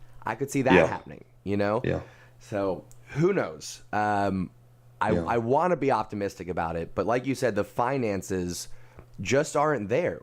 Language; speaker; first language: English; native; English